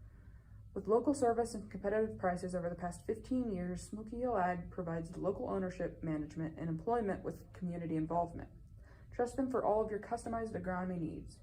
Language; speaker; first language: English; native; English